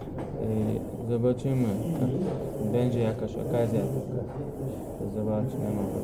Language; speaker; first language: Polish; non-native, learner; Chechen